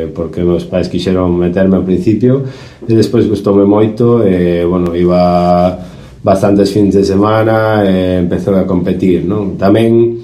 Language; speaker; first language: Galician; non-native, local second language; Spanish